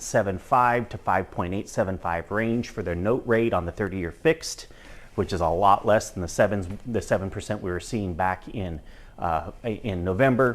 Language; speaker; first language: English; native; English